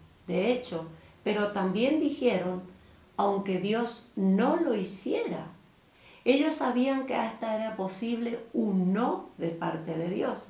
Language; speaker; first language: Spanish; native; Spanish